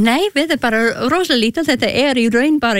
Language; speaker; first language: Icelandic; non-native, learner; English